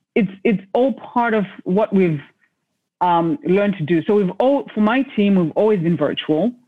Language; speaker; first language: English; non-native, local second language; Shona